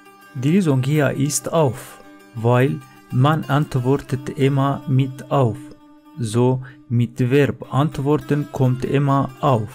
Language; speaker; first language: German; non-native, learner; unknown